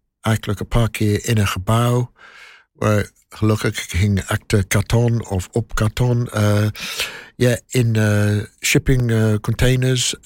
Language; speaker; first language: Dutch; non-native, learner; English